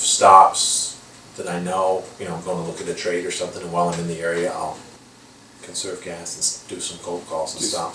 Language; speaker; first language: English; native; English